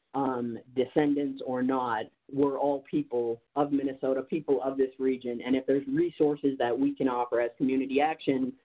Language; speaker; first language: English; native; English